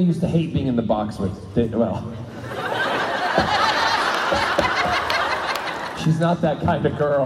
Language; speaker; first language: English; native; English